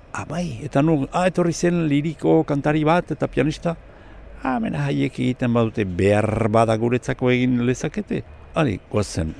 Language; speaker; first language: Basque; native; Basque